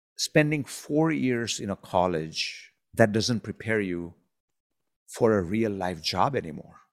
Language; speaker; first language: English; non-native, local second language; Gujarati